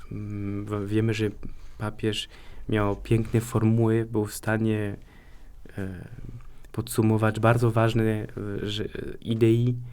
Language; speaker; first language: Polish; non-native, fluent; French